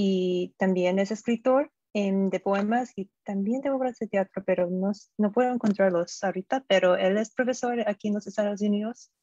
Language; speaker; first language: Spanish; non-native, fluent; English